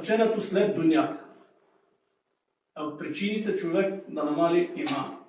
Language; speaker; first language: Bulgarian; native; Bulgarian